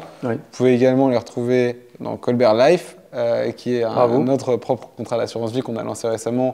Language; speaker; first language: French; native; French